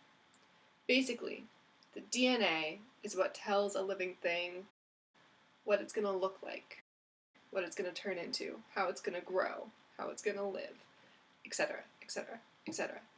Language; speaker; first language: English; native; English